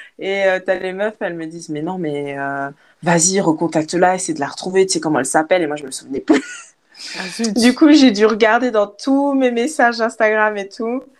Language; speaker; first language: French; native; French